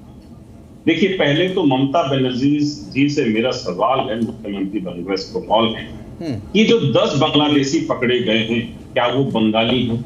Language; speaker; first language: Hindi; native; Hindi